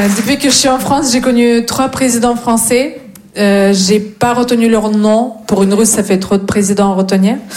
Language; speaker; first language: French; non-native, fluent; Russian